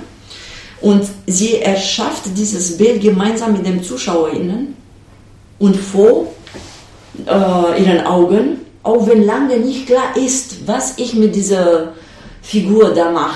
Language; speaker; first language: German; non-native, fluent; Romanian